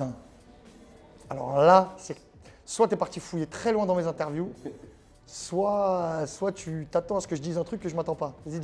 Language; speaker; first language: French; native; French